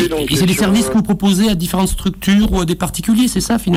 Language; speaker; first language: French; native; French